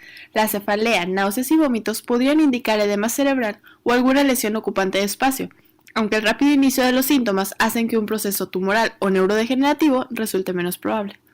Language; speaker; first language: Spanish; native; Spanish